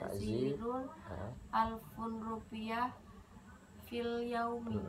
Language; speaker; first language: Arabic; non-native, learner; Indonesian